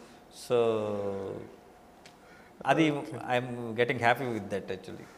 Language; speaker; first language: Telugu; non-native, learner; Kannada